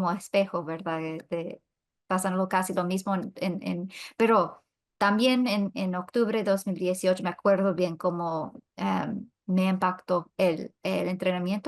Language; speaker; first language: Spanish; non-native, fluent; English